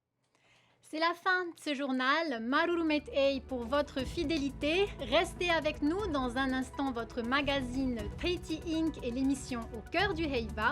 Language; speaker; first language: French; native; French